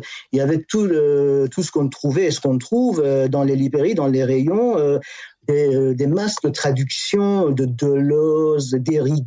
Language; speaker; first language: French; non-native, fluent; Persian